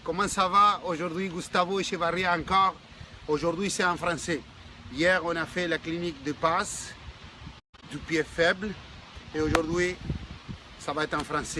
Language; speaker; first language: French; non-native, fluent; Spanish